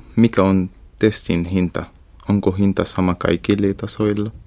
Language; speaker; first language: Finnish; non-native, learner; Arabic